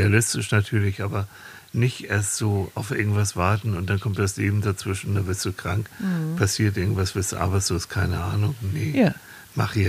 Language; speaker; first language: German; native; German